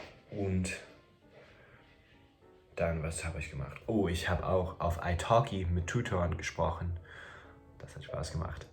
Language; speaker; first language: German; non-native, fluent; English